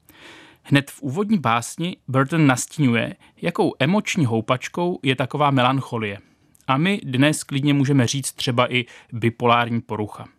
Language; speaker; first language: Czech; native; Czech